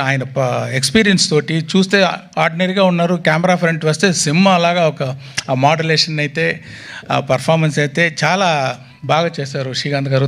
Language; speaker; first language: Telugu; non-native, local second language; Tamil